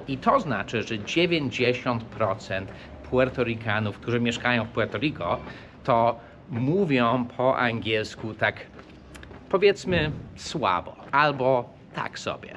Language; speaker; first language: Polish; non-native, fluent; English